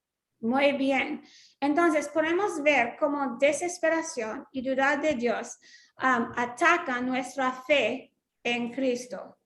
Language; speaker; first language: Spanish; non-native, fluent; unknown